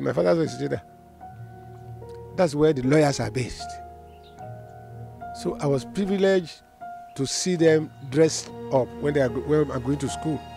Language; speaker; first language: English; non-native, local second language; Yoruba